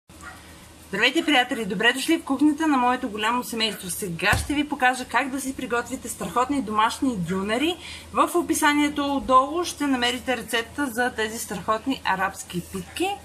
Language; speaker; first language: Bulgarian; native; Bulgarian